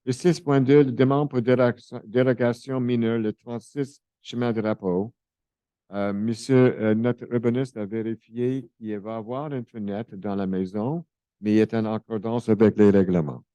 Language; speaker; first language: French; non-native, local second language; English